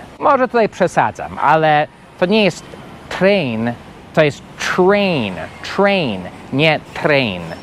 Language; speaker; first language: Polish; non-native, fluent; English